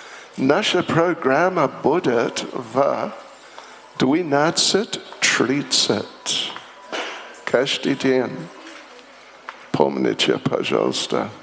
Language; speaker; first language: Russian; non-native, learner; English